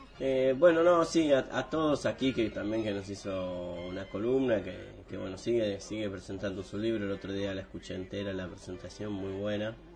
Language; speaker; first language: Spanish; native; Spanish